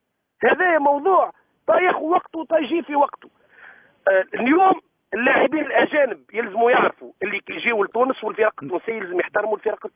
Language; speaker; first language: Arabic; native; Arabic